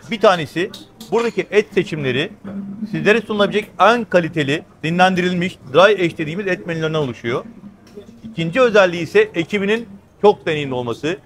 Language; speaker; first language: Turkish; native; Turkish